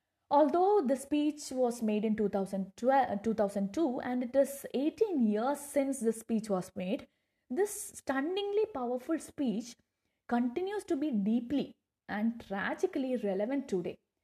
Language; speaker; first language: English; non-native, local second language; Malayalam